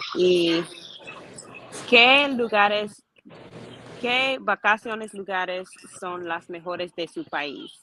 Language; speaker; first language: Spanish; non-native, learner; English